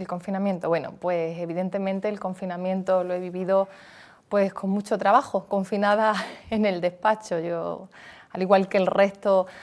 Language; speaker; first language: Spanish; native; Spanish